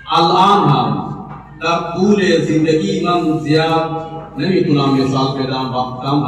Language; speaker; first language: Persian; non-native, fluent; Urdu